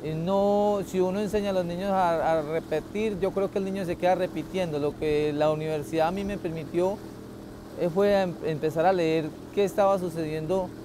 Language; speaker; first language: Spanish; native; Spanish